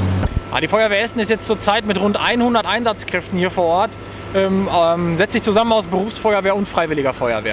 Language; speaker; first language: German; native; German